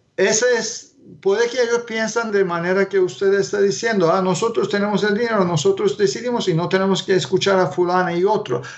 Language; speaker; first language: Spanish; non-native, fluent; Turkish